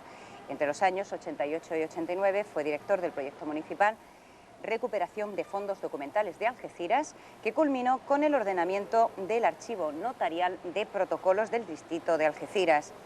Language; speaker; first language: Spanish; native; Spanish